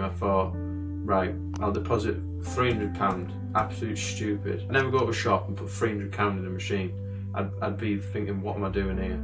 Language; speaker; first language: English; native; English